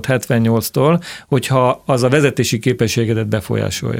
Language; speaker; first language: Hungarian; native; Hungarian